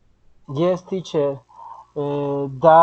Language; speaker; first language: English; non-native, learner; Spanish